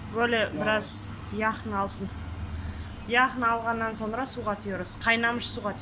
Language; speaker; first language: Turkish; non-native, fluent; Kazakh